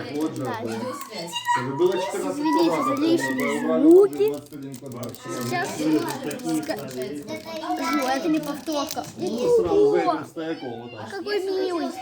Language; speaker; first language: Russian; native; Russian